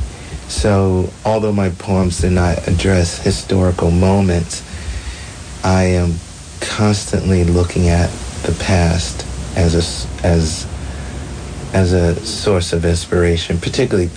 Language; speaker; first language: English; native; English